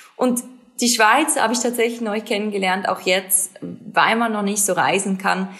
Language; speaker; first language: German; native; German